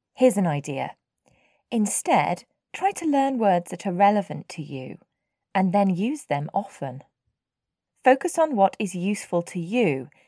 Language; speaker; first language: English; native; English